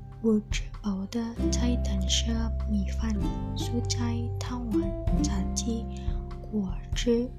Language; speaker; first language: Chinese; non-native, learner; Indonesian